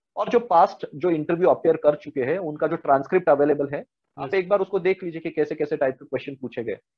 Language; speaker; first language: Hindi; non-native, local second language; Marathi